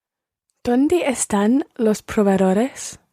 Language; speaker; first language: Spanish; non-native, learner; English